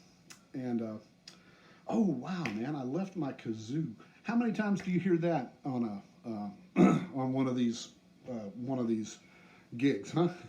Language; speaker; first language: English; native; English